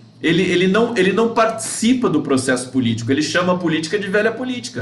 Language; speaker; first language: Portuguese; native; Portuguese